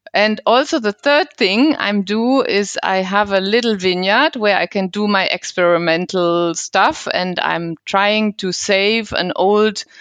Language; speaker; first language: English; non-native, fluent; German